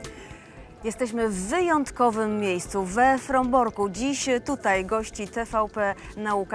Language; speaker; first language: Polish; native; Polish